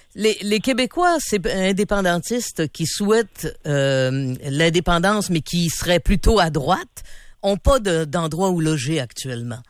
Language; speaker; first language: French; native; French